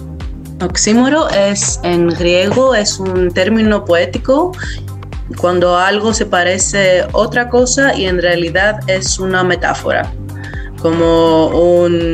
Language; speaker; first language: Spanish; non-native, fluent; Greek